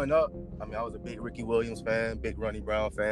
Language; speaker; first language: English; native; English